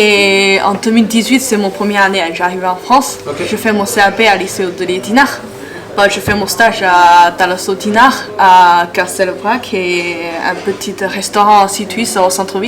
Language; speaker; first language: French; non-native, learner; Chinese